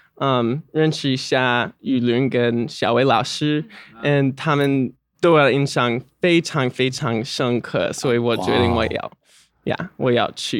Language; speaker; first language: Chinese; non-native, learner; English